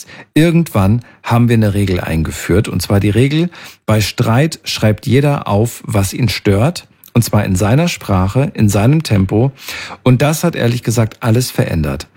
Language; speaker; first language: German; native; German